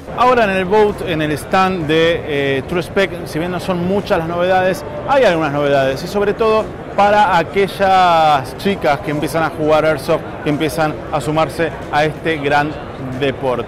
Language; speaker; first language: Spanish; native; Spanish